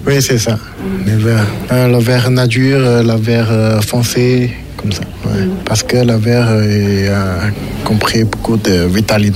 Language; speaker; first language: French; non-native, learner; Chinese